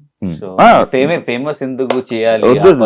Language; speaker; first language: Telugu; non-native, learner; Hindi